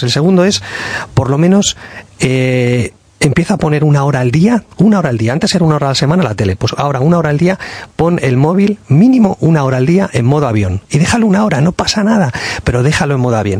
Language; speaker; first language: Spanish; native; Spanish